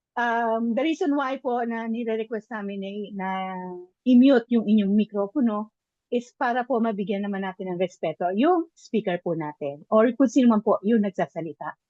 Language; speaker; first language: Filipino; native; Filipino